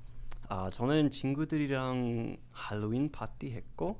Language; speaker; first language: Korean; non-native, learner; English